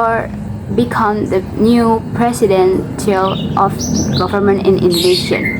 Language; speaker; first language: English; non-native, learner; Indonesian